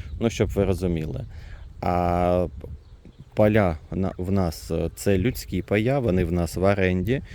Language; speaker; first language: Ukrainian; non-native, local second language; Russian